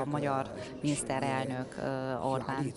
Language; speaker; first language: Hungarian; non-native, learner; Chinese